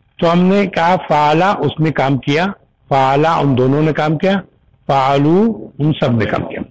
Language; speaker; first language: Urdu; native; Urdu